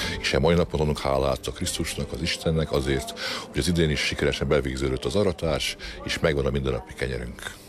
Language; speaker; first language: Hungarian; non-native, local second language; Croatian